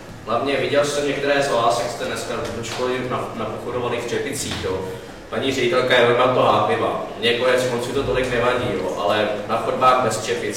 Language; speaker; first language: Czech; native; Czech